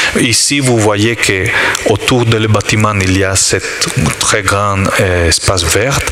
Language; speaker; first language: French; non-native, learner; Italian